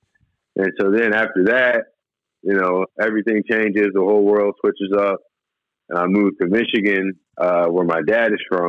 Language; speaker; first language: English; native; English